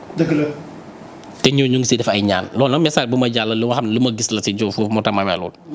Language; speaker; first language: Wolof; non-native, local second language; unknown